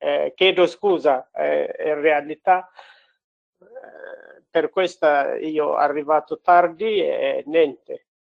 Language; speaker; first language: Italian; non-native, learner; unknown